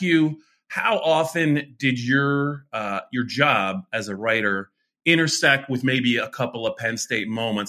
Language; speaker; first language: English; native; English